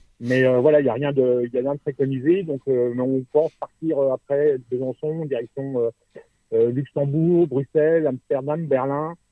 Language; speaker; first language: French; native; French